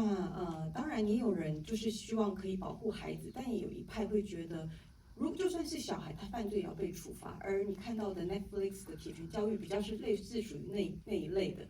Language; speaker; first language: Chinese; native; Chinese